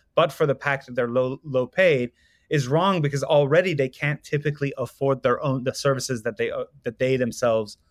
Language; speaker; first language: English; non-native, fluent; Persian